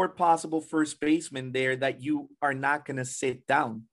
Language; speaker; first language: English; early bilingual, other home language; Spanish